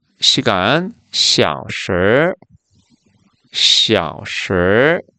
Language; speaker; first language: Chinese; non-native, fluent; Korean